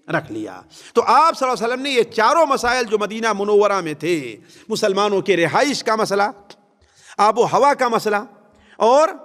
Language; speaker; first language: Urdu; native; Urdu